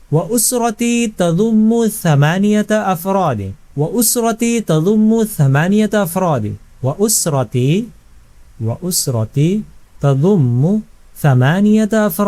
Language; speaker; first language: Arabic; non-native, fluent; Urdu